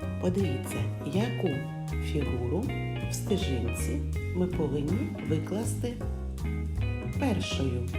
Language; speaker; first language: Ukrainian; native; Ukrainian